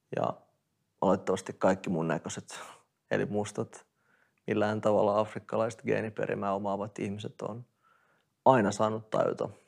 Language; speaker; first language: Finnish; early bilingual, other home language; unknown